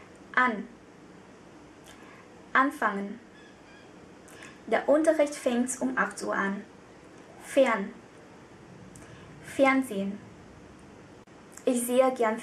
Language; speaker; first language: German; non-native, fluent; Vietnamese